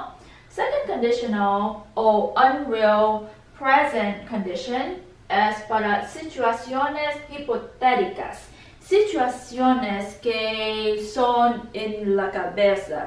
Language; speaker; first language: Spanish; non-native, learner; English